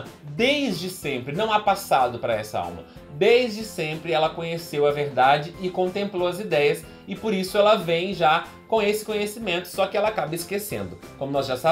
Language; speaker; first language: Portuguese; native; Portuguese